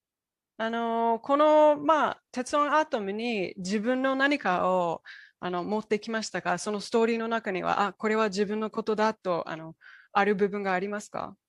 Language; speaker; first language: Japanese; non-native, fluent; English